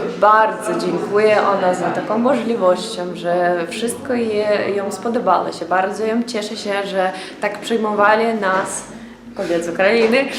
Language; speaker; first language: Polish; non-native, learner; Ukrainian